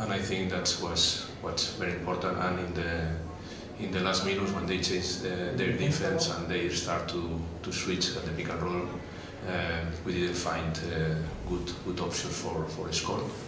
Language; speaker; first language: English; non-native, fluent; Catalan